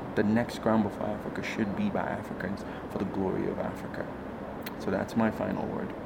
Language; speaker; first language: English; native; English